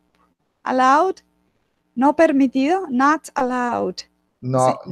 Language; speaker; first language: English; non-native, fluent; Spanish